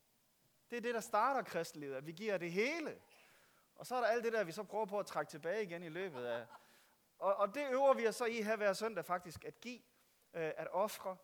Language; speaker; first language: Danish; native; Danish